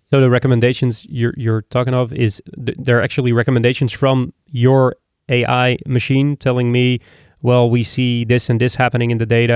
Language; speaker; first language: English; non-native, fluent; Dutch